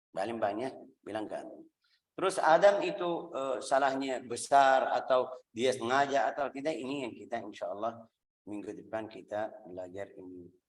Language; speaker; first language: Indonesian; non-native, fluent; Arabic